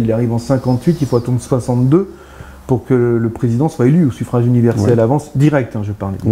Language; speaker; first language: French; native; French